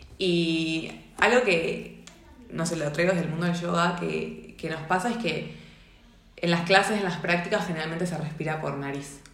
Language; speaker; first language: Spanish; native; Spanish